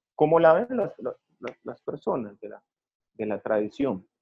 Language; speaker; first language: Spanish; native; Spanish